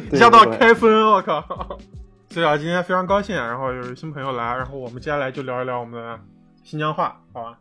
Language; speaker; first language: Chinese; native; Chinese